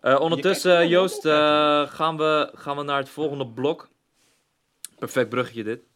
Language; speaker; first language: Dutch; early bilingual, other home language; Persian